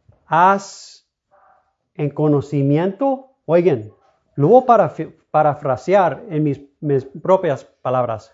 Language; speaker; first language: Spanish; early bilingual, heritage; Spanish